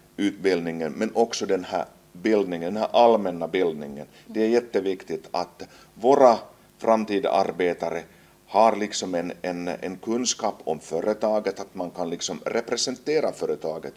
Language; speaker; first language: Swedish; native; Swedish